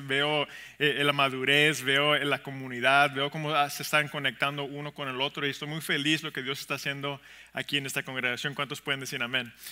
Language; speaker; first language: Spanish; early bilingual, heritage; Spanish